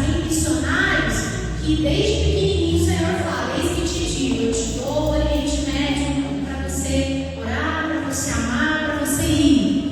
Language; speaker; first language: Portuguese; native; Portuguese